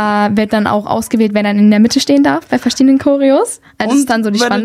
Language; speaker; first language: German; native; German